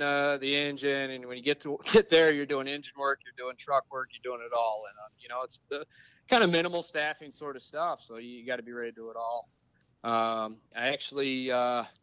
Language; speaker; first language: English; native; English